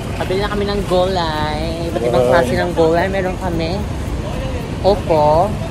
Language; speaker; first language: Filipino; non-native, local second language; Cebuano